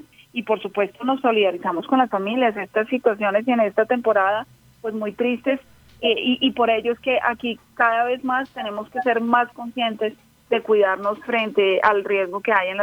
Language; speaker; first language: Spanish; native; Spanish